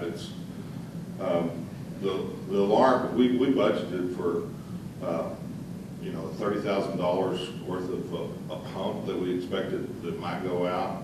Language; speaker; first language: English; native; English